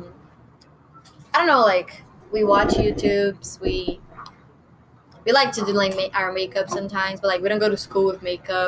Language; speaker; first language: English; non-native, learner; Portuguese